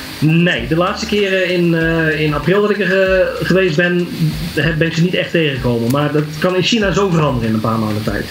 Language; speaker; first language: Dutch; native; Dutch